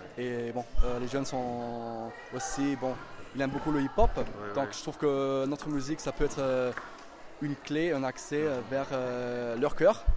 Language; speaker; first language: French; non-native, fluent; German